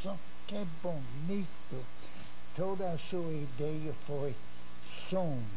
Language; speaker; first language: Portuguese; non-native, fluent; English